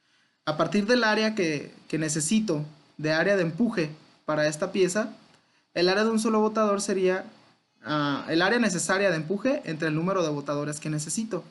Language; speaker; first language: Spanish; native; Spanish